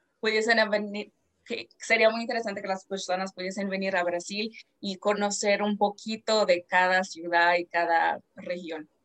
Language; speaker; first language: Spanish; non-native, fluent; Portuguese